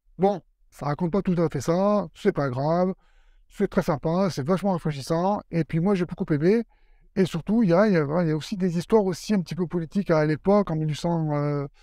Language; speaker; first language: French; native; French